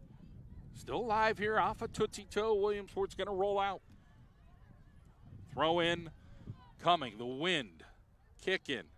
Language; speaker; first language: English; native; English